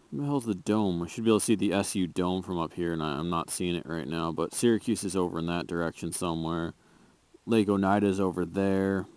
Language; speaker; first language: English; native; English